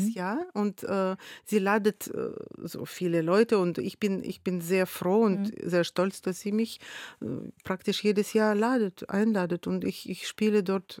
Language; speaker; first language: German; non-native, fluent; Russian